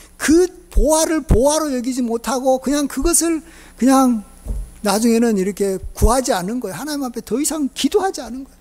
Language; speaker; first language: Korean; native; Korean